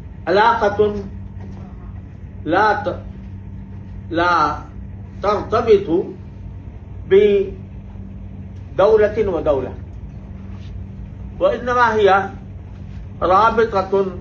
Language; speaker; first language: Arabic; non-native, fluent; Urdu